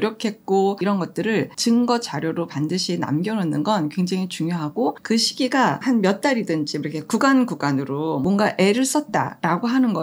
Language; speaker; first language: Korean; native; Korean